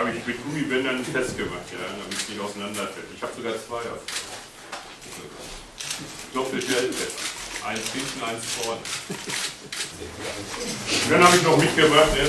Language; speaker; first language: German; native; German